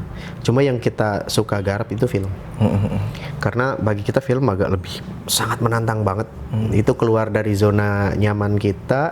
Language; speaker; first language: Indonesian; native; Indonesian